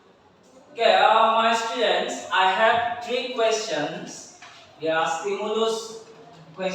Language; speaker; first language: English; non-native, learner; Indonesian